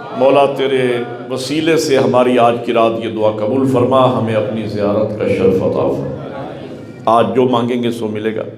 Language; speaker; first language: Urdu; non-native, local second language; Punjabi